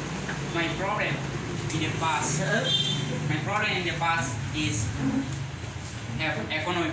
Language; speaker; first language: English; non-native, learner; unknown